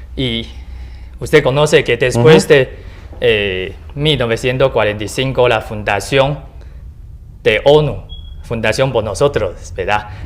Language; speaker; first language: Spanish; non-native, learner; Chinese